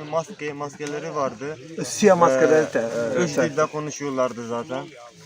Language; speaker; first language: Turkish; non-native, fluent; Arabic